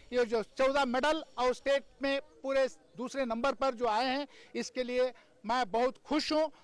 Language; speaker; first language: Hindi; non-native, local second language; Kannada